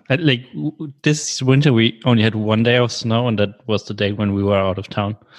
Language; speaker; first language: English; non-native, fluent; German